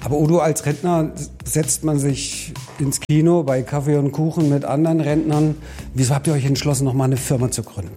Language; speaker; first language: German; native; German